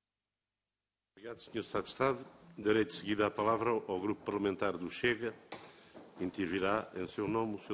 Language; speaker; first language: Portuguese; native; Portuguese